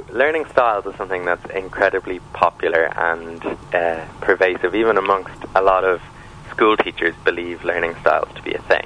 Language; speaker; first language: English; native; English